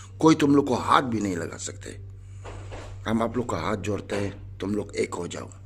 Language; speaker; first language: Hindi; non-native, learner; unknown